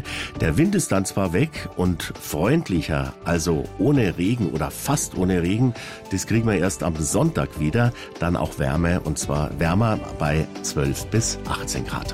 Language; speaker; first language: German; native; German